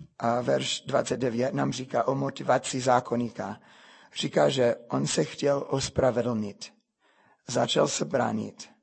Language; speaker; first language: Czech; non-native, fluent; English